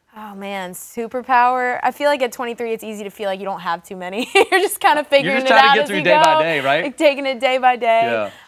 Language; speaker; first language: English; native; English